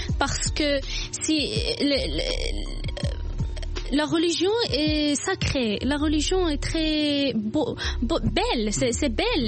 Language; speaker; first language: French; non-native, local second language; Arabic